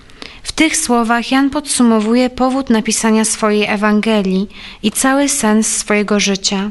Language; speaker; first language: Polish; native; Polish